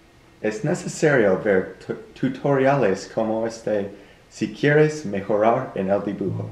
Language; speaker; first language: Spanish; non-native, learner; English